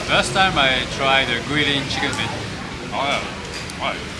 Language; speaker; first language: English; non-native, fluent; French